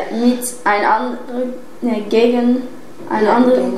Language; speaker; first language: German; non-native, learner; Dutch